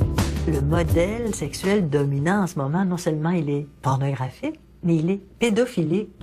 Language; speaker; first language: French; native; French